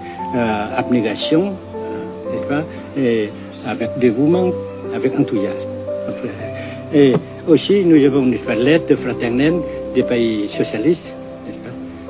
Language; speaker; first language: French; non-native, fluent; Vietnamese